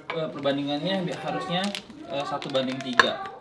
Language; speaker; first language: Indonesian; native; Indonesian